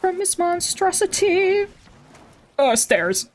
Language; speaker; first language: English; native; English